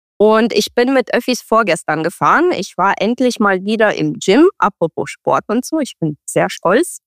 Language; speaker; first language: German; non-native, fluent; Romanian